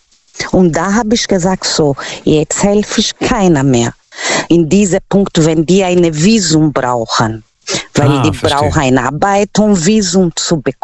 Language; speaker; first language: German; non-native, learner; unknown